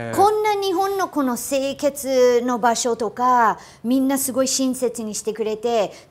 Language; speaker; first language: Japanese; non-native, fluent; English